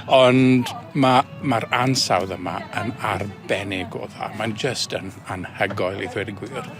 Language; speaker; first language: Welsh; native; Welsh